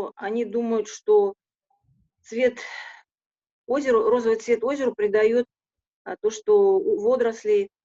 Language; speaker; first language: Russian; non-native, local second language; Kazakh